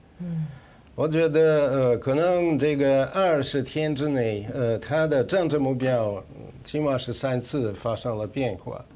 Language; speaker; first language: Chinese; non-native, fluent; Russian